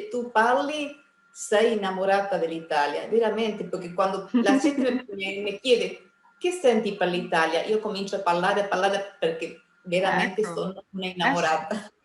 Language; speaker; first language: Italian; early bilingual, heritage; Spanish